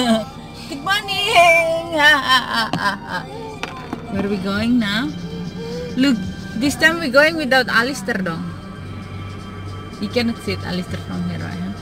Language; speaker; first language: English; non-native, learner; Indonesian